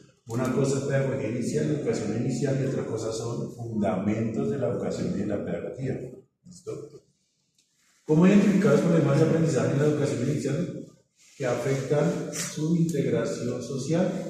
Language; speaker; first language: Spanish; native; Spanish